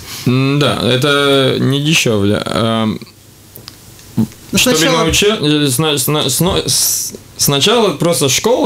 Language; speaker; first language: Russian; non-native, local second language; Latvian